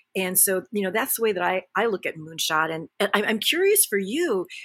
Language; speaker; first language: English; early bilingual, other home language; Japanese